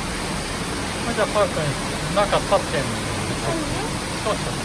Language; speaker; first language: Japanese; native; Japanese